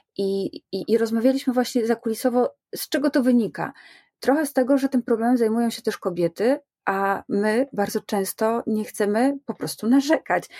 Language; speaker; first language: Polish; native; Polish